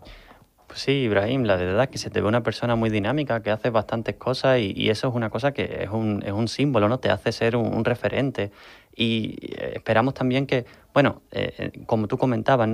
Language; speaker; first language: Spanish; native; Spanish